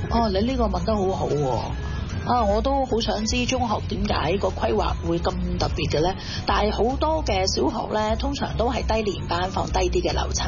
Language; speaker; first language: Chinese; native; Chinese